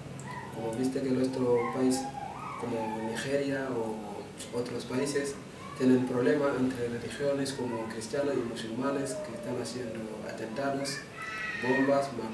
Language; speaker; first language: Spanish; non-native, local second language; Wolof